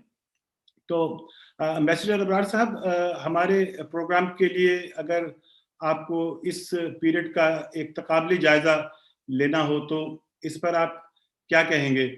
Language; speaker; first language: Urdu; native; Urdu